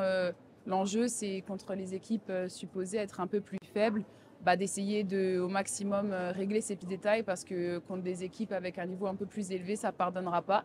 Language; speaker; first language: French; native; French